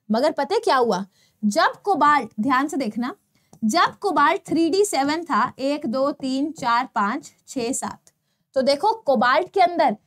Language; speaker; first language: Hindi; non-native, local second language; Gujarati